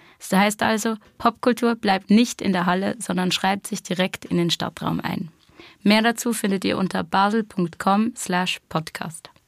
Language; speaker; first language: German; non-native, fluent; English